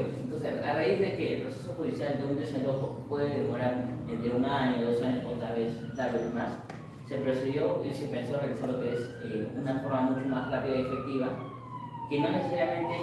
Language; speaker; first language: Spanish; native; Spanish